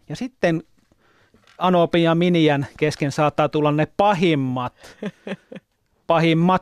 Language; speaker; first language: Finnish; native; Finnish